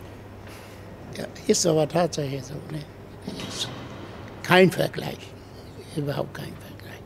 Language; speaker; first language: German; native; German